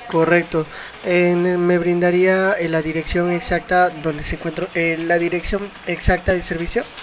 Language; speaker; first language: Spanish; native; Spanish